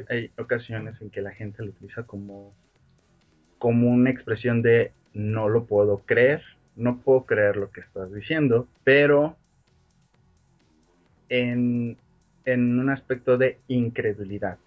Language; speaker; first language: Spanish; native; Spanish